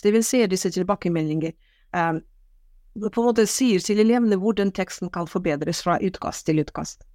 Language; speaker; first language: Norwegian; non-native, fluent; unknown